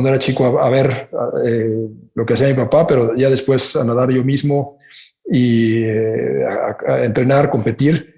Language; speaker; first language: Spanish; native; Spanish